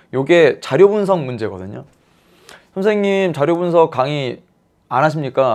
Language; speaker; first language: Korean; native; Korean